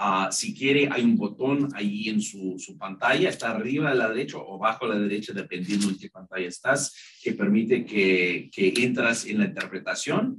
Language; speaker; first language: Spanish; non-native, fluent; English